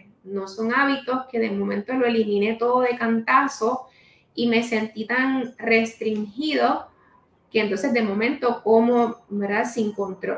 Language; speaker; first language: Spanish; native; Spanish